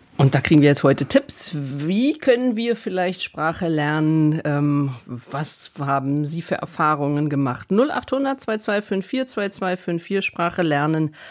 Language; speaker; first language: German; native; German